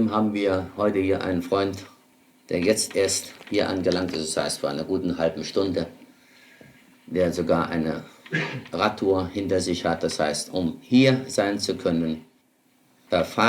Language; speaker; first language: German; native; German